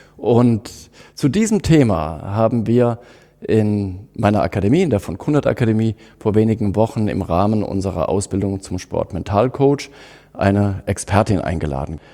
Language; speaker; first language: German; native; German